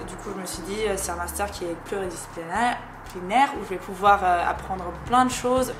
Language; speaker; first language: French; non-native, fluent; English